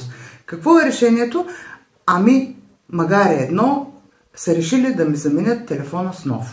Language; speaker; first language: Bulgarian; native; Bulgarian